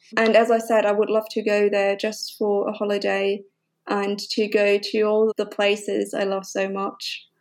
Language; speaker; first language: English; non-native, fluent; German